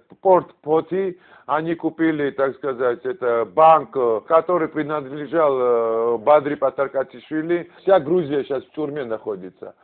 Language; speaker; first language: Russian; non-native, fluent; Georgian